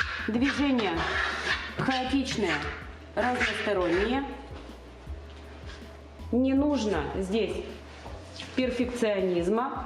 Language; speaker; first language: Russian; native; Russian